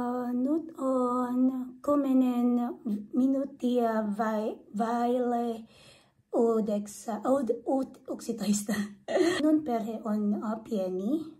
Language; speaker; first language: Finnish; non-native, learner; Filipino